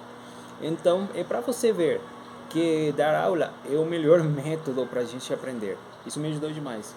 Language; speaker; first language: Portuguese; non-native, fluent; Spanish